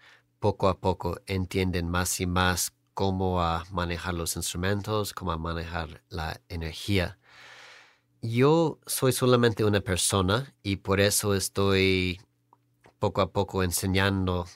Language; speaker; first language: Spanish; non-native, fluent; English